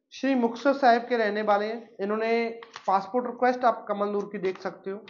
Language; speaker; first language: Hindi; non-native, local second language; Punjabi